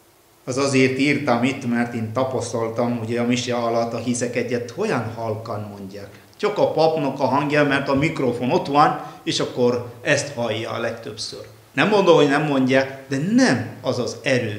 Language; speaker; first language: Hungarian; non-native, fluent; Malayalam